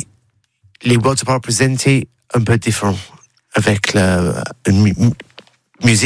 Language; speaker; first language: French; non-native, learner; English